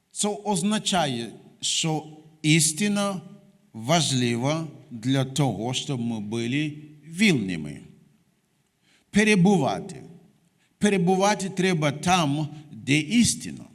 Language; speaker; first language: Ukrainian; non-native, fluent; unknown